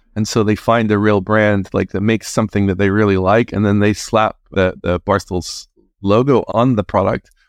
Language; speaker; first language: English; native; English